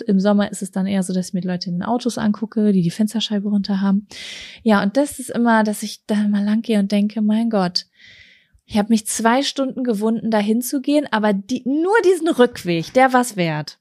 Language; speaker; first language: German; native; German